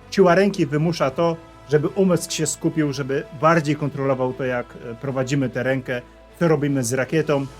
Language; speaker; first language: Polish; native; Polish